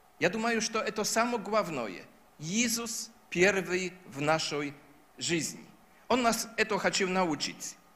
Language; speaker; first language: Russian; non-native, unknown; Polish